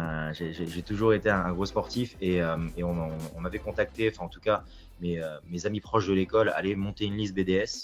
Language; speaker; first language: French; native; French